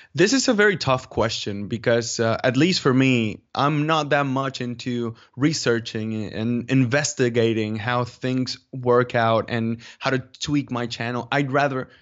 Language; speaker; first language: English; non-native, fluent; Spanish